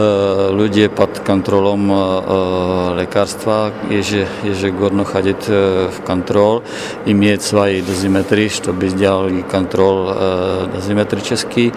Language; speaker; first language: Russian; non-native, learner; Slovak